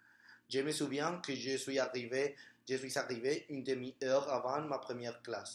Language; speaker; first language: French; non-native, learner; Spanish